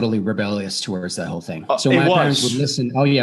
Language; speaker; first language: English; non-native, fluent; Bulgarian